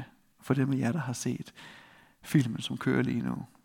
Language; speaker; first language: Danish; native; Danish